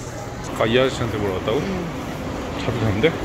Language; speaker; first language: Korean; native; Korean